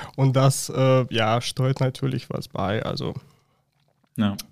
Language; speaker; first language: German; non-native, fluent; Russian